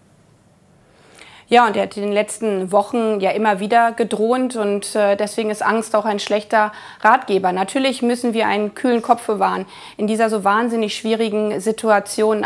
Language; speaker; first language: German; native; German